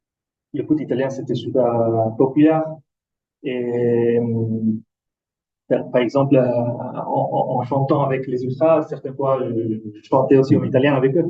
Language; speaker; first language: French; non-native, fluent; Italian